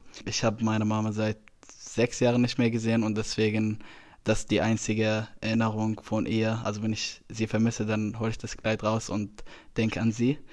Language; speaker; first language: German; non-native, fluent; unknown